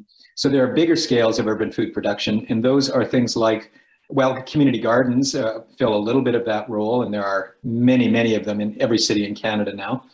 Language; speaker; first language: English; native; English